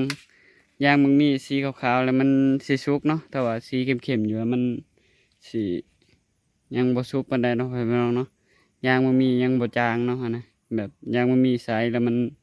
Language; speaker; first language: Thai; non-native, local second language; Lao